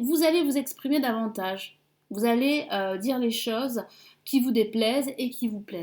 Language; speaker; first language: French; native; French